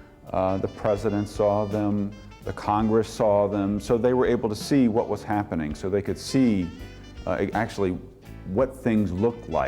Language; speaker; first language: English; native; English